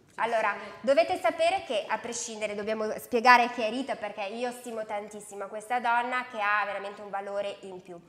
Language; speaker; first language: Italian; native; Italian